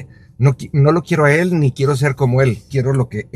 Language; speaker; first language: Spanish; native; Spanish